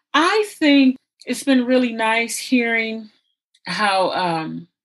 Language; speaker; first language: English; native; English